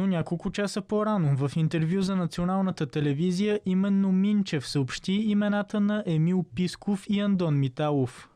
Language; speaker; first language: Bulgarian; native; Bulgarian